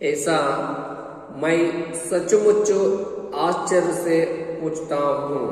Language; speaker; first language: Hindi; non-native, local second language; Kannada